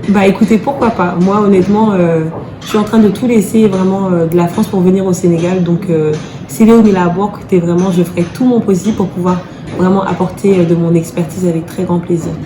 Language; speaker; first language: French; early bilingual, other home language; Wolof